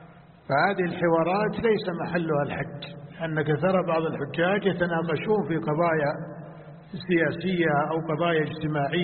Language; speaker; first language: Arabic; native; Arabic